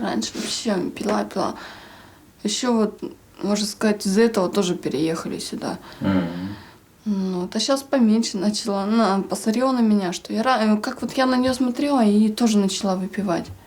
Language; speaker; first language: Russian; native; Russian